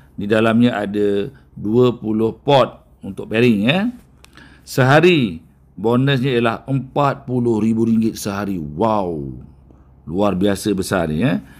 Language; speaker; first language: Malay; native; Malay